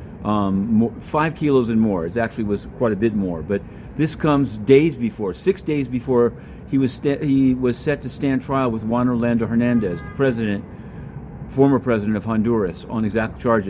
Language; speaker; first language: English; native; English